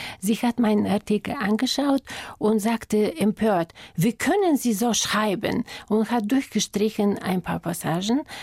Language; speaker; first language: German; non-native, fluent; Bulgarian